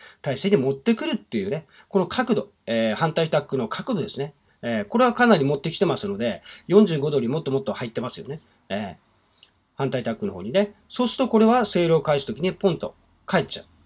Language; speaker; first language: Japanese; native; Japanese